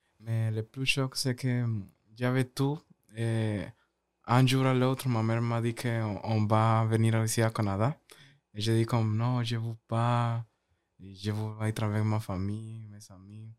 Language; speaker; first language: French; non-native, learner; Spanish